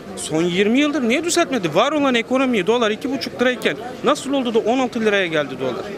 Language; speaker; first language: Turkish; non-native, local second language; Kurdish